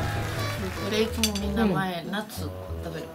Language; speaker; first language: Japanese; non-native, learner; Spanish